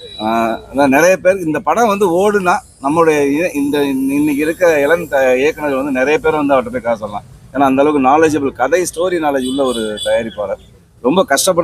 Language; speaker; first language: Tamil; native; Tamil